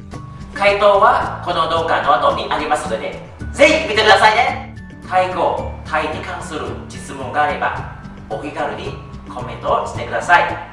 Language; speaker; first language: Japanese; non-native, fluent; Thai